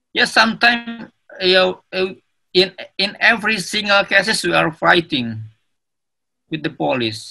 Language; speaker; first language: English; non-native, learner; Indonesian